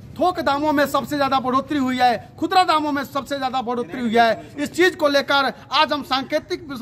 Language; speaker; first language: Hindi; native; Hindi